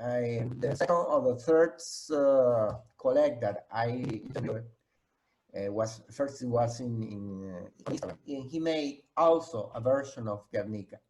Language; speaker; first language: English; non-native, fluent; Spanish